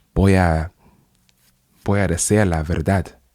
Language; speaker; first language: Spanish; non-native, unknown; English